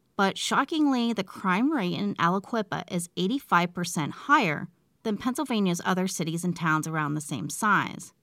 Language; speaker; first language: English; native; English